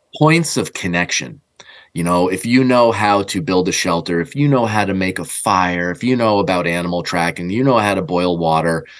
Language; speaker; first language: English; native; English